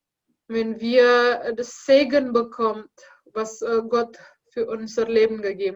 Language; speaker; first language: German; non-native, learner; Indonesian